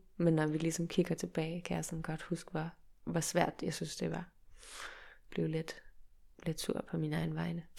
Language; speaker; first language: Danish; early bilingual, heritage; Danish